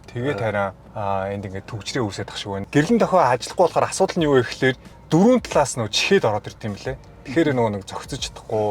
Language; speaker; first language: Mongolian; native; Mongolian